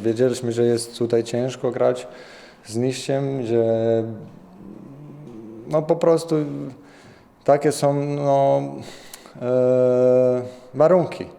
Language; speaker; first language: Polish; non-native, learner; Bosnian